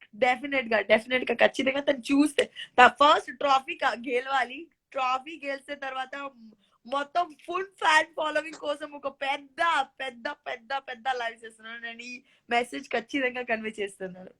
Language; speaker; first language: Telugu; non-native, learner; Gujarati